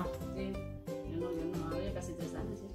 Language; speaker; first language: Spanish; non-native, learner; Indonesian